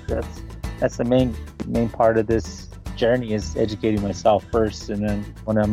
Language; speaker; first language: English; native; English